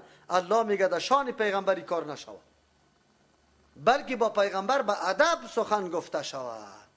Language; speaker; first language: Persian; native; Persian